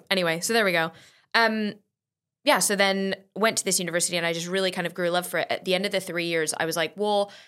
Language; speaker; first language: English; native; English